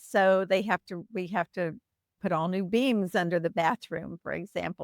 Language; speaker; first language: English; native; English